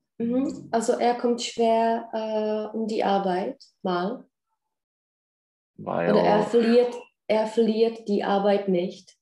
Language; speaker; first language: German; non-native, fluent; Czech